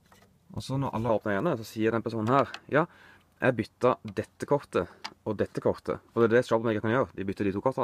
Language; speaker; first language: Norwegian; native; Norwegian